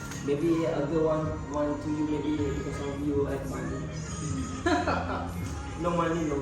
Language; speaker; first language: English; non-native, learner; Malay